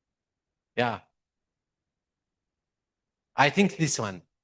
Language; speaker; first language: English; non-native, fluent; Arabic